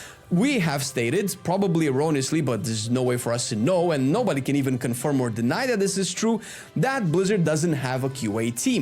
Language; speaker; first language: English; native; English